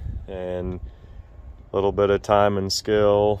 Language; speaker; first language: English; native; English